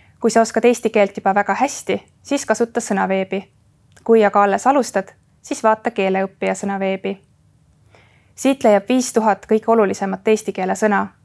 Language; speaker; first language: Estonian; native; Estonian